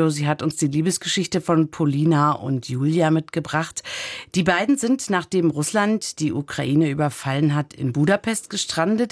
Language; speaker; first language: German; native; German